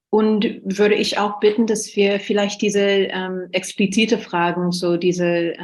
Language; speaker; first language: German; non-native, fluent; English